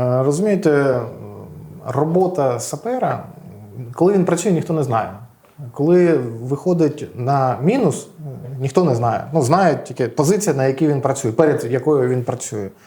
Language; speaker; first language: Ukrainian; non-native, local second language; Russian